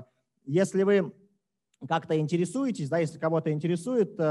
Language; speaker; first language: Russian; native; Russian